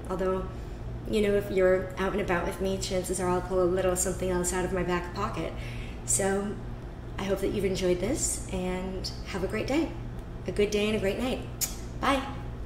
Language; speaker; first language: English; native; English